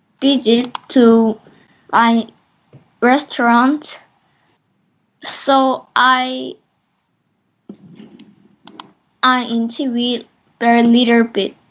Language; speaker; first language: English; non-native, learner; Korean